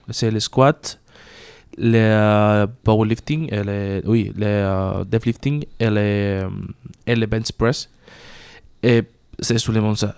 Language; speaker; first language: French; non-native, learner; Spanish